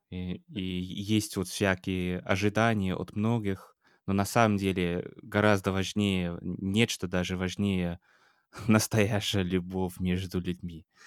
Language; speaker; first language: Russian; non-native, fluent; English